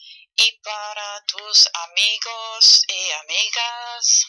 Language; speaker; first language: Spanish; non-native, fluent; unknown